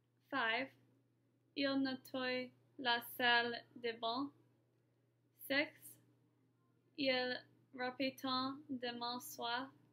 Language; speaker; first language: French; non-native, learner; English